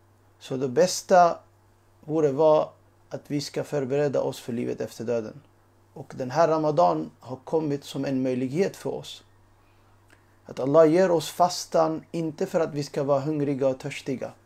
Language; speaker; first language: Swedish; early bilingual, other home language; Urdu